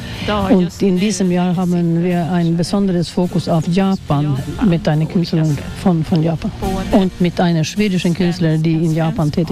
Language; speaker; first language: German; non-native, fluent; Swedish